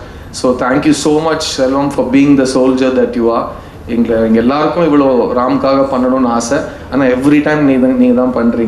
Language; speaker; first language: Tamil; native; Tamil